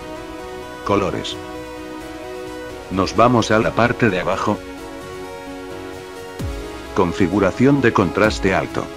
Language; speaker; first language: Spanish; native; Spanish